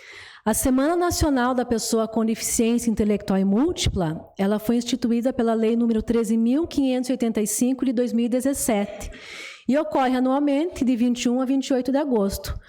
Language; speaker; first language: Portuguese; native; Portuguese